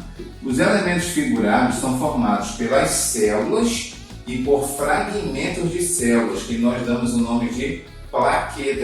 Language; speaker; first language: Portuguese; native; Portuguese